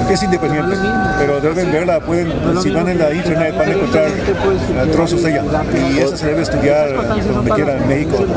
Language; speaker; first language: Spanish; early bilingual, heritage; Spanish